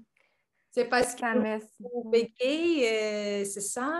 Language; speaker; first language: French; non-native, learner; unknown